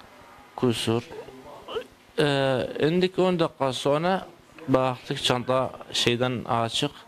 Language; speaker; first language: Turkish; non-native, learner; Arabic